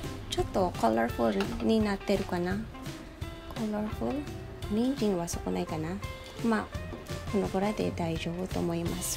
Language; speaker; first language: Japanese; non-native, fluent; Filipino